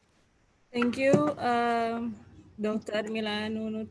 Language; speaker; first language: English; non-native, fluent; Indonesian